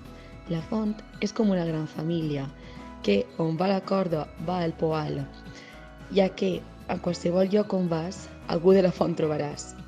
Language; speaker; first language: Catalan; native; Catalan